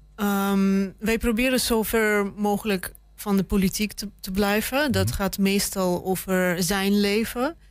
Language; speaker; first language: Dutch; non-native, fluent; Russian